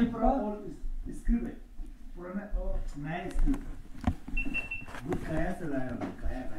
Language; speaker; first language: Hindi; non-native, local second language; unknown